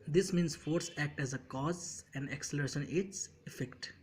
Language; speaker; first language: English; non-native, local second language; Nepali